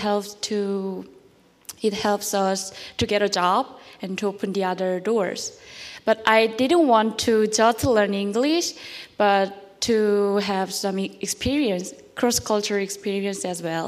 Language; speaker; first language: English; non-native, learner; Korean